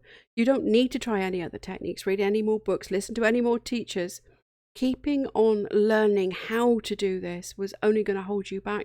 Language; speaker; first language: English; native; English